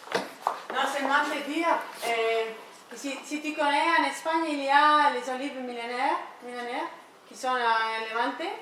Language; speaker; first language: French; non-native, learner; Spanish